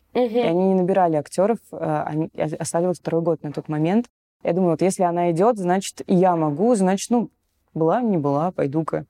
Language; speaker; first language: Russian; native; Russian